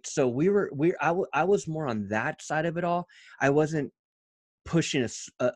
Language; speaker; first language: English; native; English